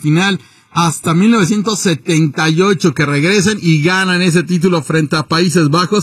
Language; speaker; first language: Spanish; native; Spanish